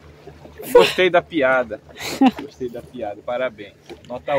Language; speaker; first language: Portuguese; native; Portuguese